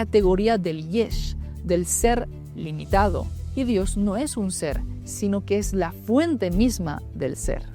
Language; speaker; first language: Spanish; native; Spanish